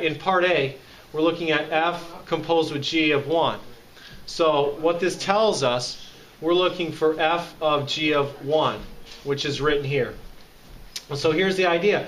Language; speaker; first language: English; native; English